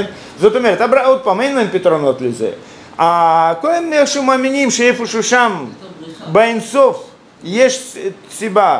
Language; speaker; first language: Hebrew; non-native, fluent; Russian